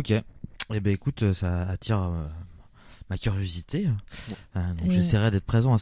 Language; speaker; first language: French; native; French